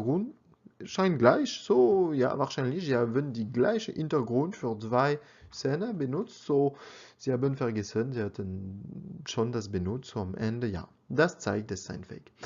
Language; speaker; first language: German; non-native, learner; French